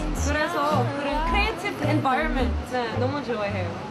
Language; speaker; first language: Korean; non-native, learner; Dutch